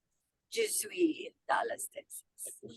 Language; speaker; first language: French; non-native, learner; English